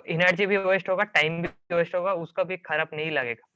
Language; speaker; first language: Hindi; non-native, local second language; Bangla